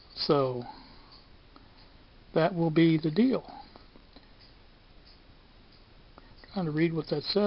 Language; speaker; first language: English; native; English